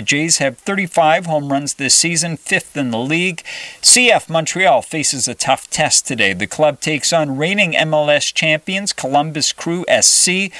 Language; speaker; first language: English; native; English